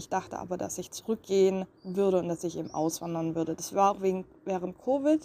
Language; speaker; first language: German; native; German